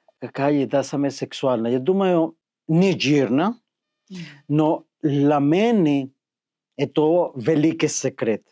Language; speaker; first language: Russian; non-native, learner; Spanish